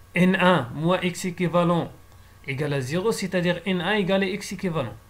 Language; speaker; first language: French; non-native, local second language; Arabic